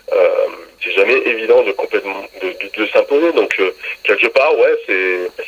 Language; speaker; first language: French; native; French